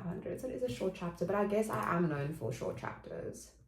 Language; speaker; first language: English; native; English